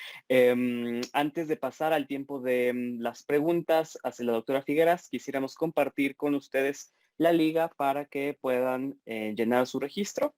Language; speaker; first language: Spanish; native; Spanish